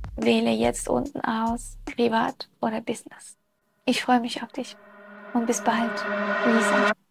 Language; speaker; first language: German; early bilingual, other home language; Russian